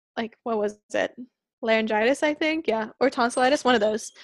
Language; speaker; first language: English; non-native, fluent; Finnish